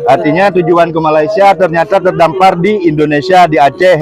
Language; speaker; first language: Indonesian; native; Indonesian